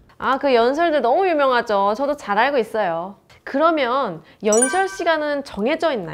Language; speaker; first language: Korean; native; Korean